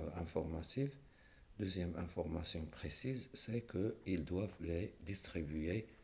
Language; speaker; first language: French; non-native, local second language; Arabic